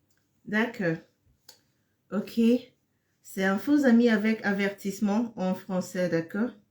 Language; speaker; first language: French; non-native, fluent; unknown